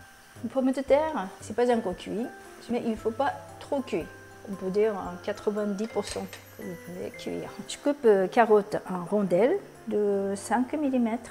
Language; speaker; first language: French; non-native, fluent; Japanese